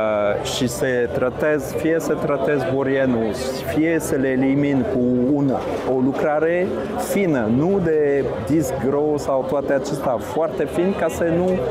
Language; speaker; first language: Romanian; non-native, fluent; French